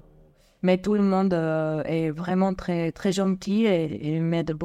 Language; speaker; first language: French; non-native, fluent; Spanish